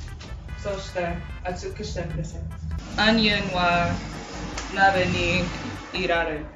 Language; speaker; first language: Japanese; non-native, learner; English